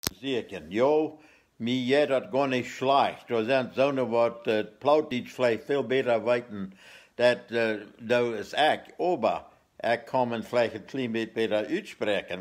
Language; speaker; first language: German; non-native, learner; Plautdietsch